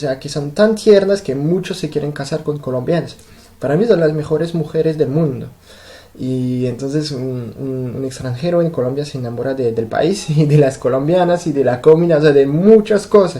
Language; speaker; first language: Spanish; non-native, fluent; French